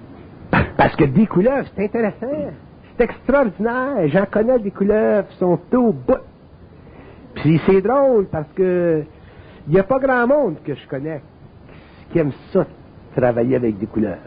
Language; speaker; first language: French; native; French